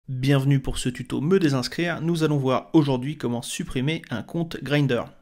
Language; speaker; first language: French; native; French